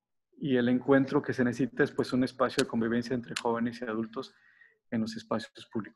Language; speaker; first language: Spanish; native; Spanish